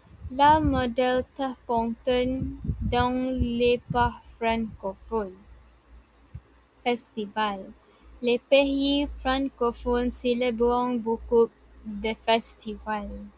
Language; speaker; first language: French; non-native, learner; Malay